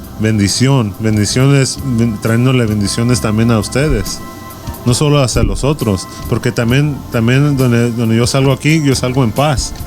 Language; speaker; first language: Spanish; early bilingual, heritage; Spanish